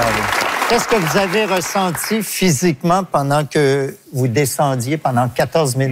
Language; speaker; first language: French; native; French